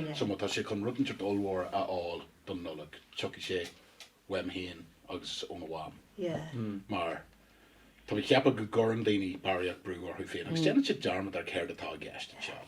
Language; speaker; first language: Irish; non-native, local second language; English